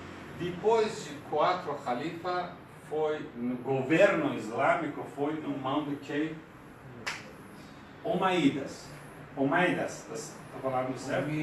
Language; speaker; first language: Portuguese; non-native, fluent; Persian